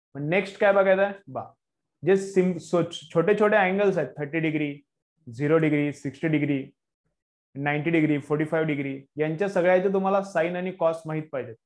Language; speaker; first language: Marathi; native; Marathi